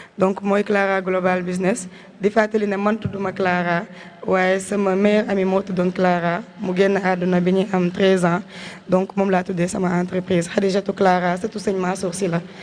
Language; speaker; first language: Wolof; non-native, local second language; Jola-Fonyi